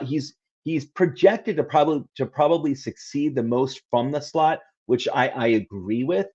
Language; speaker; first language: English; native; English